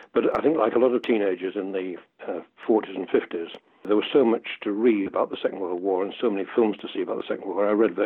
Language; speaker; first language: English; native; English